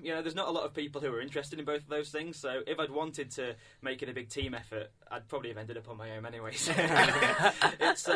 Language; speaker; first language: English; native; English